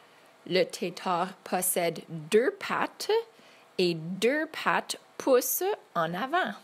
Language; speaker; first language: French; non-native, fluent; English